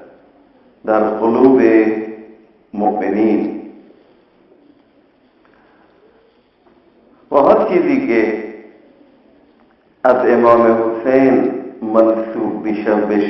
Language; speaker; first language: Persian; non-native, fluent; Urdu